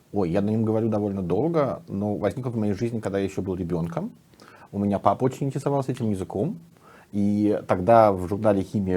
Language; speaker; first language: Russian; native; Russian